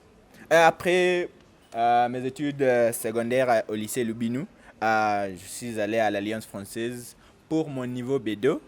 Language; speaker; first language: French; non-native, fluent; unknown